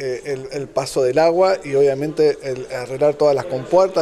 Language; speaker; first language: Spanish; native; Spanish